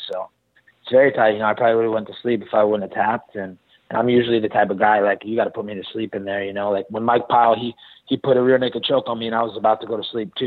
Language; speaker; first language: English; native; English